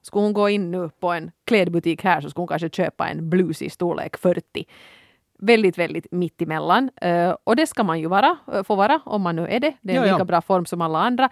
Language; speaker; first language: Swedish; native; Swedish